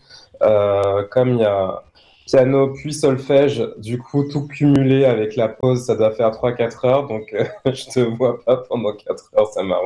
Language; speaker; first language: French; native; French